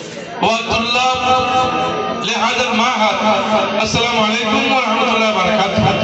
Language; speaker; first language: Arabic; non-native, learner; Bangla